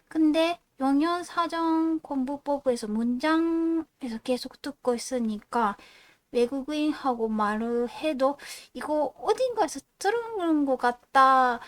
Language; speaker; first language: Korean; non-native, fluent; Japanese